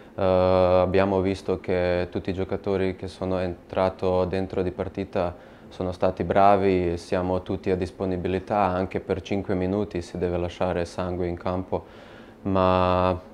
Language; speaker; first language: Italian; non-native, fluent; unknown